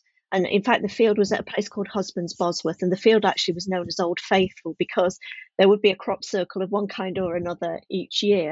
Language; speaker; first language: English; native; English